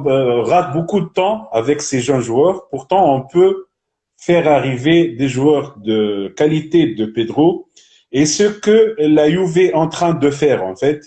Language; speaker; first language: French; non-native, local second language; Arabic